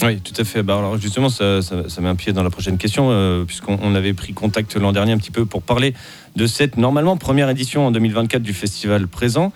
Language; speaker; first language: French; native; French